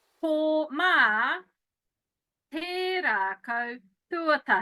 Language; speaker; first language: Māori; non-native, learner; English